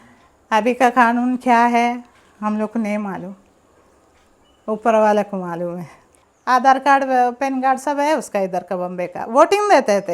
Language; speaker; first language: Hindi; non-native, local second language; Malayalam